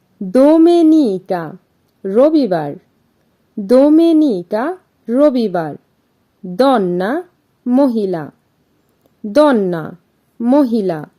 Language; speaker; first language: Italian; non-native, fluent; Bangla